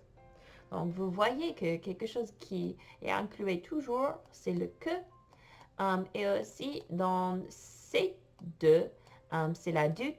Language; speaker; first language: French; non-native, fluent; English